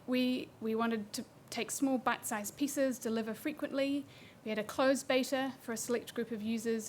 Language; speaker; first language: English; native; English